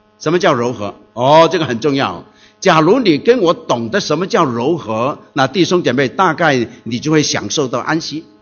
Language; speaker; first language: Chinese; non-native, local second language; Cantonese